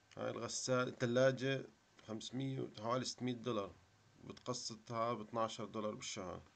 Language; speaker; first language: Arabic; native; Arabic